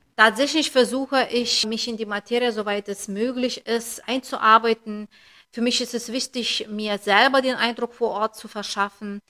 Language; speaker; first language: German; non-native, fluent; Lithuanian